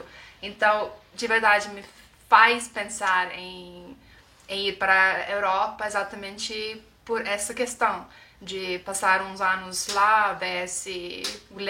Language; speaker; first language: Portuguese; non-native, fluent; Estonian